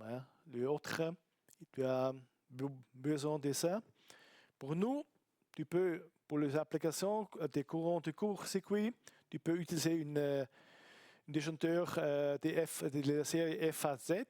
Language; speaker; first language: French; non-native, learner; Italian